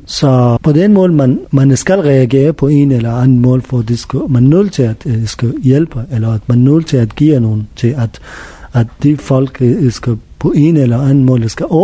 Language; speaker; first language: Danish; non-native, learner; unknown